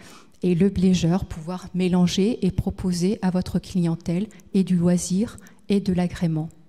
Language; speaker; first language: French; native; French